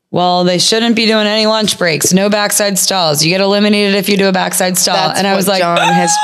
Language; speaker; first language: English; native; English